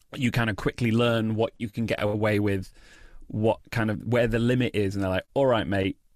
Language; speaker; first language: English; native; English